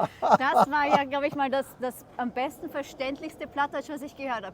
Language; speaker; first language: German; native; German